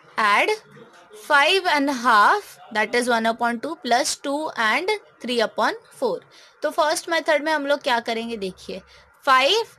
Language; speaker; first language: Hindi; non-native, local second language; Marathi